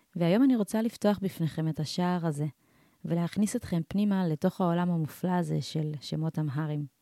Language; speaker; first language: Hebrew; early bilingual, other home language; Amharic